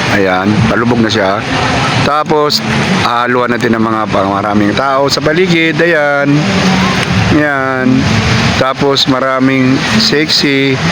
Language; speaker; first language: Filipino; non-native, local second language; Cebuano